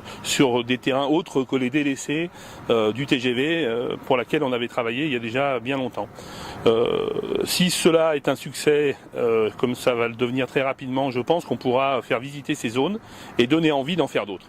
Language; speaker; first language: French; native; French